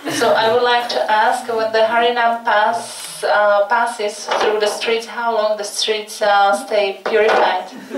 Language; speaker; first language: English; non-native, fluent; Slovak